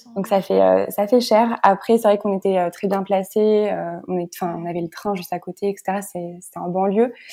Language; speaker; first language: French; native; French